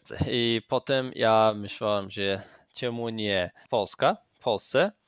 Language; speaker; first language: Polish; non-native, learner; Azerbaijani